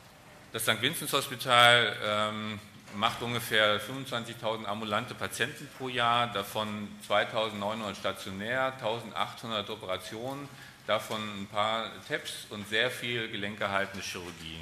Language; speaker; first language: German; native; German